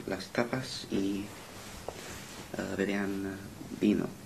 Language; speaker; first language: Spanish; non-native, learner; English